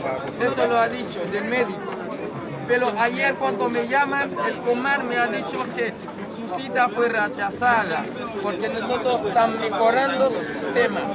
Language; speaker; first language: Spanish; non-native, learner; Haitian Creole